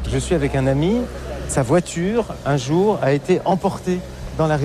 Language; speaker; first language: French; native; French